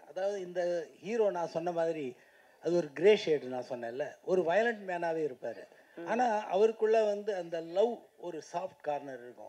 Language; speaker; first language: Tamil; native; Tamil